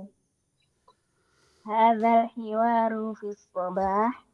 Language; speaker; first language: Arabic; non-native, learner; Indonesian